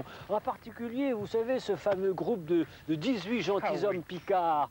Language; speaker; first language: French; native; French